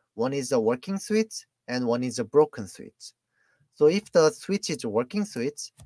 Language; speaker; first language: English; non-native, fluent; Korean